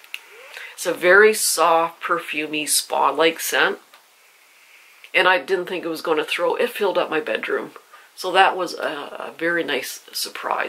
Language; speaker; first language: English; native; English